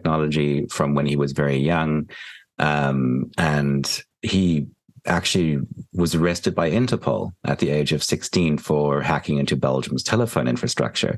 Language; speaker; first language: English; native; English